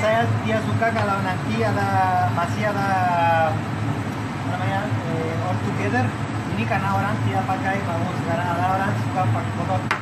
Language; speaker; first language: Indonesian; non-native, learner; Spanish